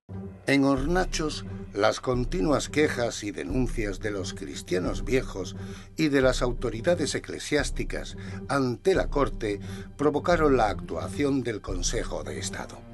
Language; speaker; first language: Spanish; native; Spanish